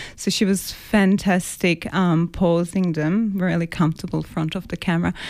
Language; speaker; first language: English; non-native, fluent; Greek